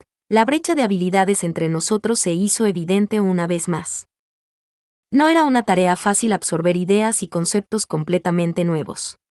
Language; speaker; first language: Spanish; native; Spanish